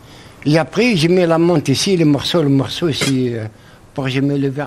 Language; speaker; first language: French; non-native, learner; Arabic